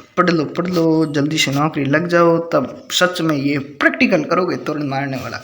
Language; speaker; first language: Hindi; native; Hindi